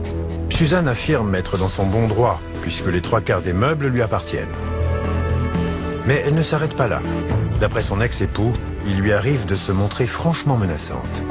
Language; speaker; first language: French; native; French